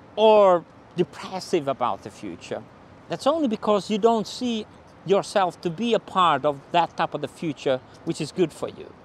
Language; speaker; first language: English; non-native, fluent; Finnish